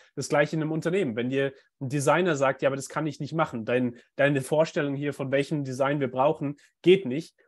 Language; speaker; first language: German; native; German